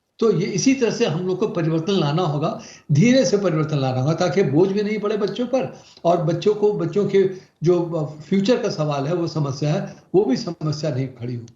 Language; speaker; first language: Hindi; native; Hindi